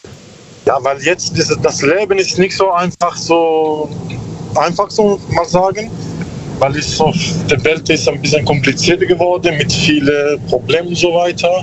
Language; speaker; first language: German; non-native, learner; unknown